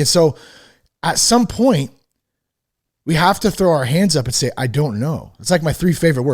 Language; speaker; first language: English; native; English